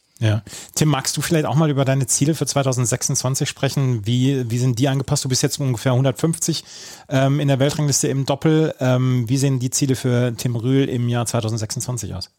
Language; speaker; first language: German; native; German